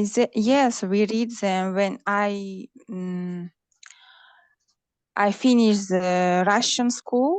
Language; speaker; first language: English; non-native, learner; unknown